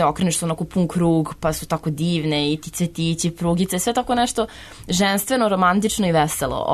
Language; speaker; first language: Serbian; native; Serbian